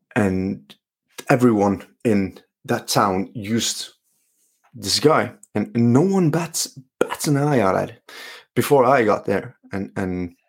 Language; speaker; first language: English; non-native, fluent; Norwegian